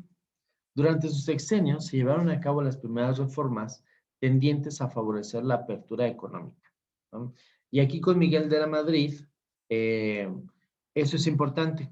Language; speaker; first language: Spanish; native; Spanish